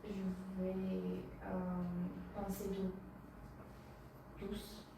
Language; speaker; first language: French; non-native, learner; Bulgarian